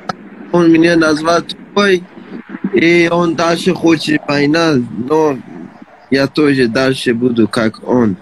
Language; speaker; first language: Russian; non-native, learner; Persian